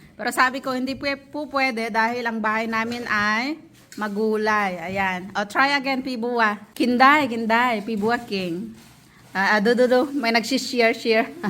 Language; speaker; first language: Filipino; non-native, local second language; Iloko